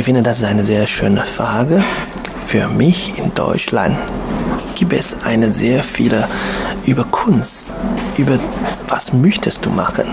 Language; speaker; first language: German; non-native, learner; Chinese